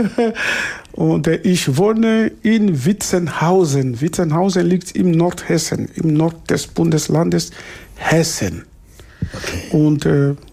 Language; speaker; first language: German; non-native, fluent; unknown